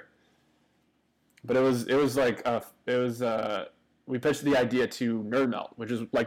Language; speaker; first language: English; native; English